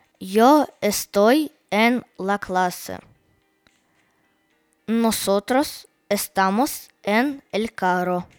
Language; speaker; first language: Spanish; non-native, learner; Russian